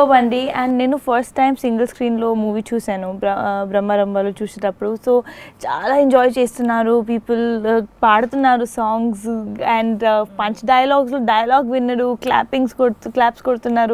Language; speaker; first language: Telugu; non-native, local second language; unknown